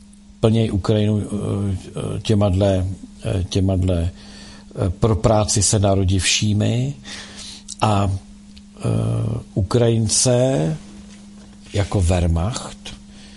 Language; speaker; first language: Czech; native; Czech